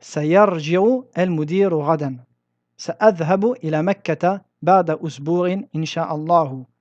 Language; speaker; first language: Arabic; non-native, fluent; French